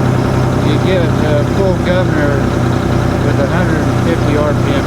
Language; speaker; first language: English; native; English